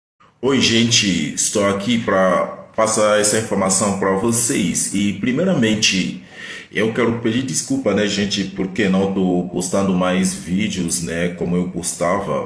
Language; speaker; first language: Portuguese; non-native, fluent; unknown